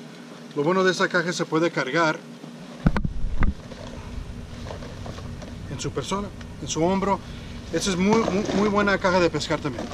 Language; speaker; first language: Spanish; early bilingual, heritage; Spanish